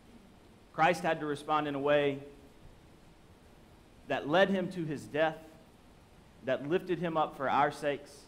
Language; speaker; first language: English; native; English